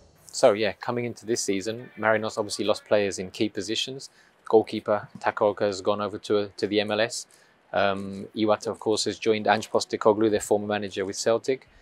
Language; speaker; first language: English; native; English